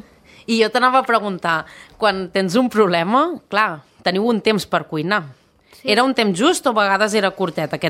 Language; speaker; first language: Catalan; native; Catalan